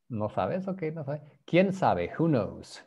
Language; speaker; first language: Spanish; non-native, fluent; English